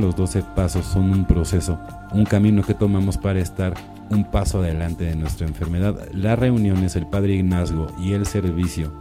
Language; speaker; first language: Spanish; native; Spanish